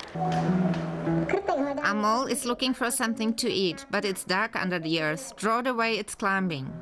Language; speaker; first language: English; non-native, fluent; Czech